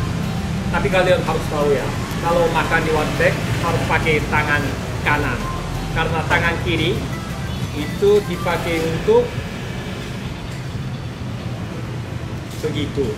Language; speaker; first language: Indonesian; non-native, learner; Korean